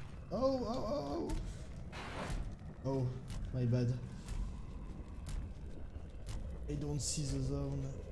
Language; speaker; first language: English; non-native, learner; French